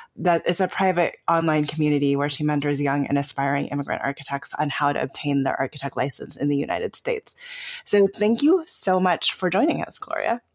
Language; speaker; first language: English; native; English